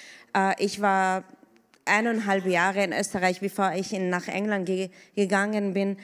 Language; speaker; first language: German; non-native, fluent; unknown